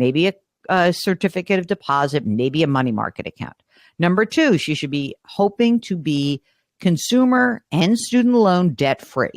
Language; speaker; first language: English; native; English